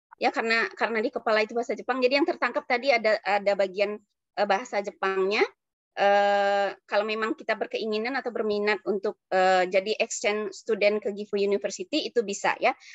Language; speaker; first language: Indonesian; native; Indonesian